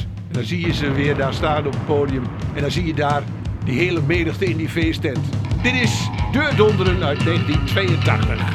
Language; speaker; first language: Dutch; native; Dutch